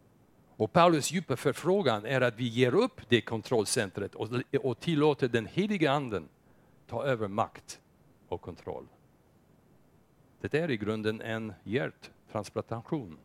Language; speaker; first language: Swedish; non-native, fluent; English